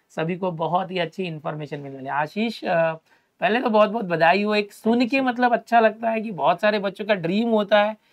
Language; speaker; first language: Hindi; non-native, local second language; Marathi